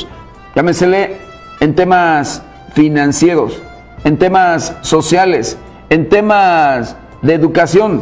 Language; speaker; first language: Spanish; native; Spanish